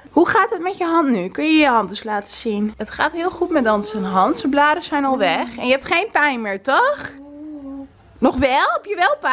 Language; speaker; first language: Dutch; native; Dutch